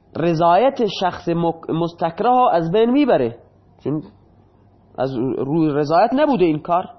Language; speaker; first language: Persian; non-native, local second language; Baluchi